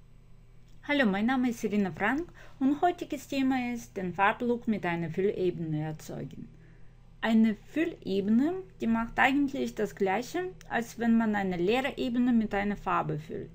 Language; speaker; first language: German; non-native, fluent; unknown